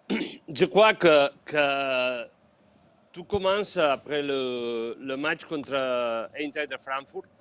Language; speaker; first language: French; non-native, fluent; Spanish